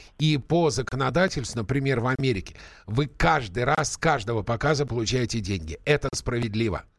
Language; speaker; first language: Russian; native; Russian